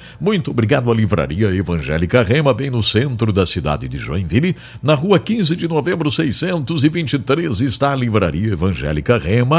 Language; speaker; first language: Portuguese; native; Portuguese